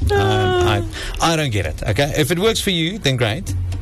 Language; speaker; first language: English; non-native, local second language; Afrikaans